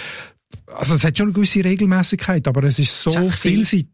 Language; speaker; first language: German; native; German